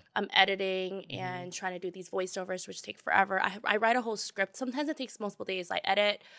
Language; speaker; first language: English; native; English